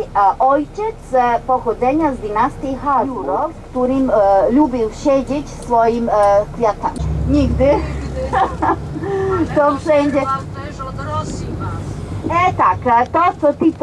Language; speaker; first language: Polish; non-native, learner; Serbian